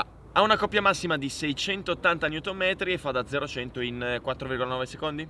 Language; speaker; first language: Italian; native; Italian